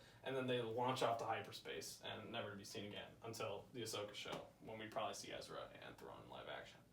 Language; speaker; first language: English; native; English